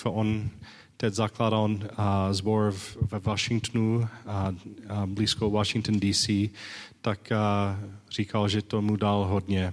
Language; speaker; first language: Czech; non-native, learner; English